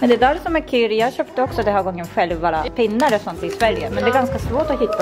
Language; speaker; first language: Swedish; non-native, learner; Japanese